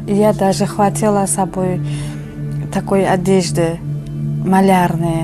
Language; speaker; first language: Russian; non-native, learner; Uzbek